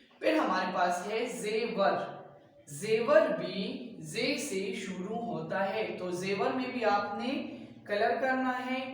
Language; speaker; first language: Urdu; non-native, local second language; Punjabi